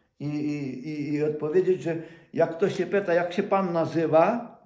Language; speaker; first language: Polish; non-native, fluent; Ukrainian